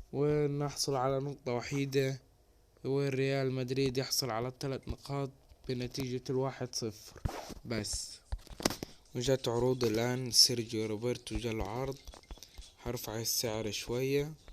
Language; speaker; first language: Arabic; native; Arabic